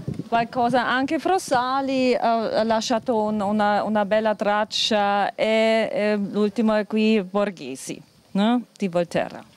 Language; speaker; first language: Italian; non-native, fluent; German